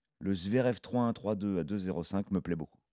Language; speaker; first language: French; native; French